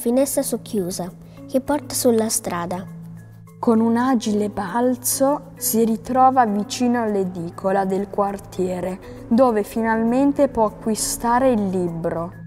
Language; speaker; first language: Italian; native; Italian